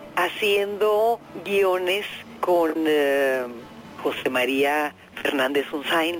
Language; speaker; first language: Spanish; native; Spanish